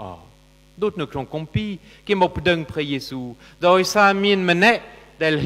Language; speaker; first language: Khmer; non-native, fluent; French